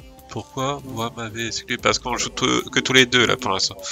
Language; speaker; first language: French; native; French